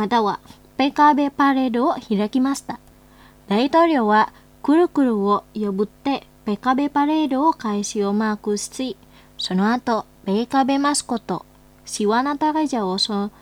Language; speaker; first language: Japanese; non-native, fluent; Indonesian